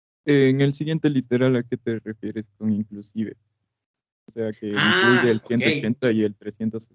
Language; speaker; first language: Spanish; native; Spanish